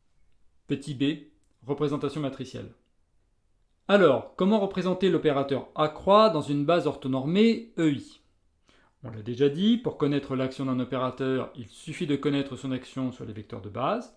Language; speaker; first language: French; native; French